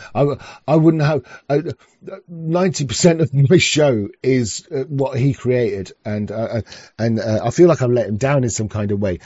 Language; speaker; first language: English; native; English